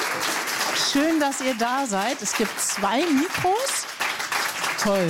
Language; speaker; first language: German; native; German